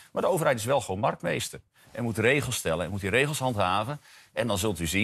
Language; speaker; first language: Dutch; native; Dutch